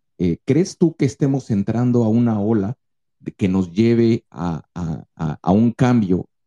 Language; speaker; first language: Spanish; native; Spanish